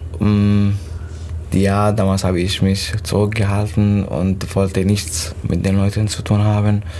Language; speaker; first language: German; non-native, fluent; Arabic